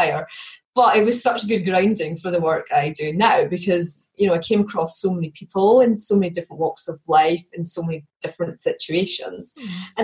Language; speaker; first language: English; native; English